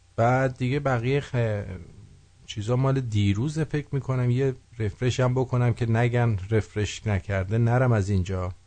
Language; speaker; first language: Persian; native; Persian